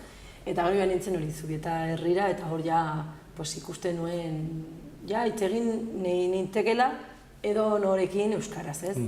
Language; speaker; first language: Basque; non-native, local second language; Spanish